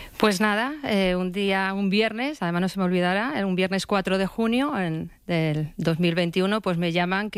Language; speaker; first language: Spanish; native; Spanish